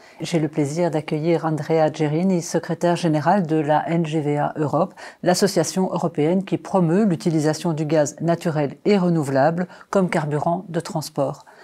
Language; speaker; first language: French; native; French